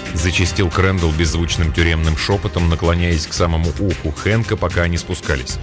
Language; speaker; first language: Russian; native; Russian